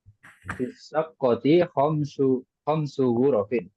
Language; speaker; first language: Arabic; non-native, fluent; Indonesian